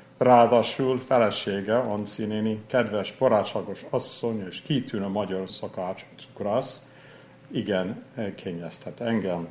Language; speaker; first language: Hungarian; non-native, fluent; English